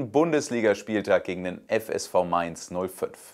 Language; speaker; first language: German; native; German